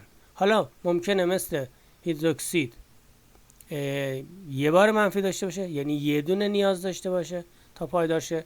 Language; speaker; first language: Persian; native; Persian